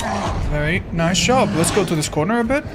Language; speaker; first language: English; native; English